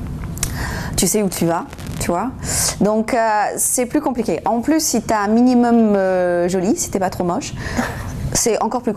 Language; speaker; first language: French; non-native, fluent; English